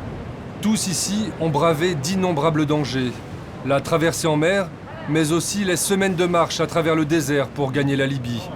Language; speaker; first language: French; native; French